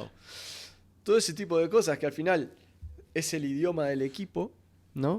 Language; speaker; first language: Spanish; native; Spanish